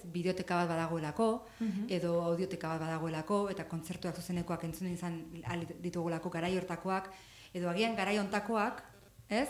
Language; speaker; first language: Basque; native; Basque